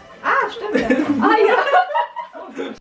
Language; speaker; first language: German; native; German